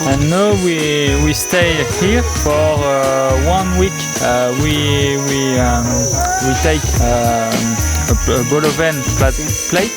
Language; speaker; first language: English; non-native, learner; French